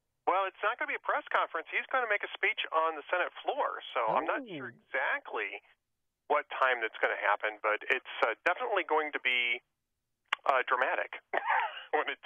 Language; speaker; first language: English; native; English